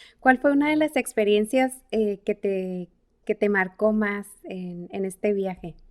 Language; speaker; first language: Spanish; native; Spanish